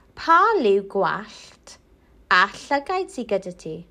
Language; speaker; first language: Welsh; non-native, local second language; English